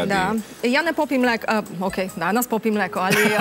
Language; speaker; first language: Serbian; non-native, learner; Romanian